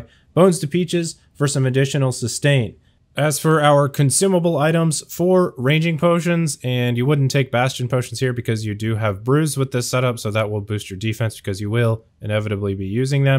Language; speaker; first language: English; native; English